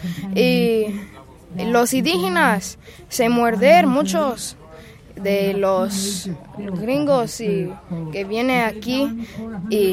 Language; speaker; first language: Spanish; non-native, learner; English